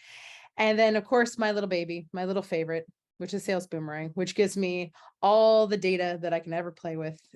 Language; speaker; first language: English; native; English